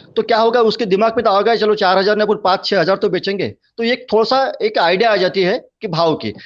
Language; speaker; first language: Hindi; non-native, local second language; Marathi